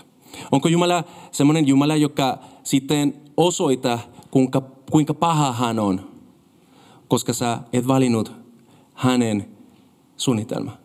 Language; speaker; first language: Finnish; non-native, fluent; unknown